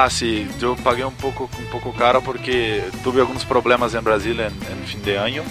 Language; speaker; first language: Spanish; non-native, learner; Portuguese